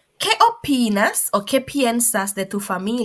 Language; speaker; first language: Spanish; non-native, fluent; English